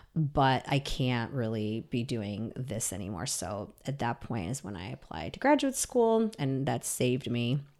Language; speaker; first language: English; early bilingual, other home language; Russian